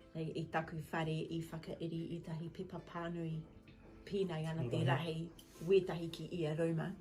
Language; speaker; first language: Māori; non-native, local second language; English